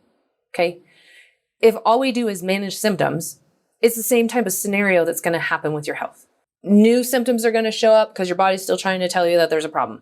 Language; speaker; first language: English; native; English